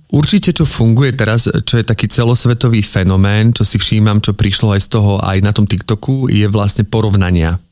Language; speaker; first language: Slovak; native; Slovak